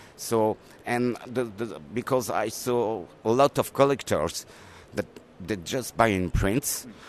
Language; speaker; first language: English; non-native, learner; French